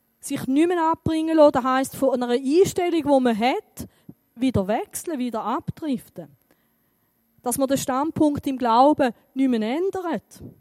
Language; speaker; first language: German; native; German